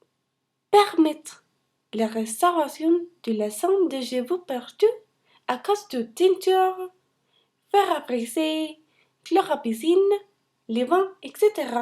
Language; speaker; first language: French; non-native, learner; Spanish